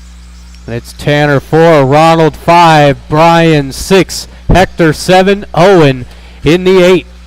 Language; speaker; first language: English; native; English